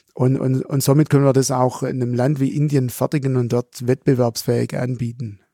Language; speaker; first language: German; native; German